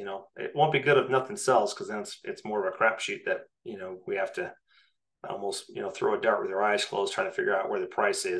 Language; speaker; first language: English; native; English